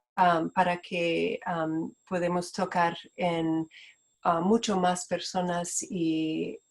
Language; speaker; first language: Spanish; non-native, fluent; Portuguese